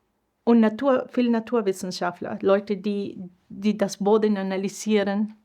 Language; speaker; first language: German; non-native, fluent; Spanish